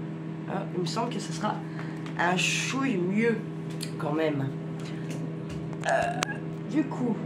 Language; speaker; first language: French; native; French